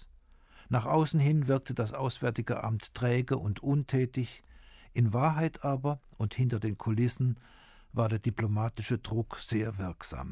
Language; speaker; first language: German; native; German